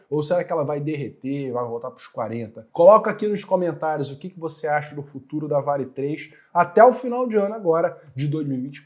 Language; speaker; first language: Portuguese; native; Portuguese